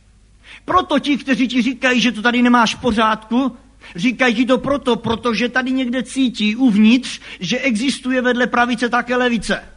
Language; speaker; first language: Czech; native; Czech